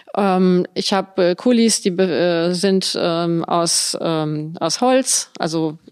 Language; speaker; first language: German; native; German